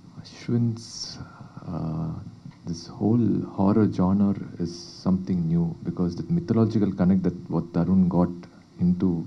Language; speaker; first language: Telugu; non-native, learner; Tamil